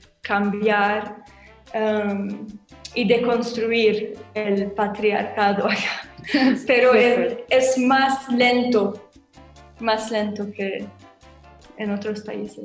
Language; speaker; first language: Spanish; non-native, learner; Arabic